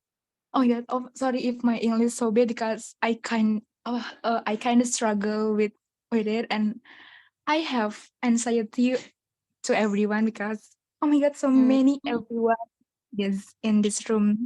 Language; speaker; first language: English; non-native, learner; Indonesian